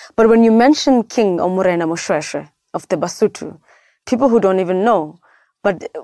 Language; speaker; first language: English; non-native, local second language; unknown